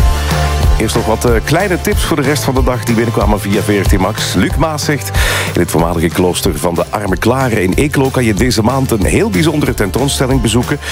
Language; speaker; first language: Dutch; native; Dutch